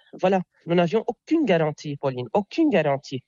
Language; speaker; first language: French; non-native, local second language; Arabic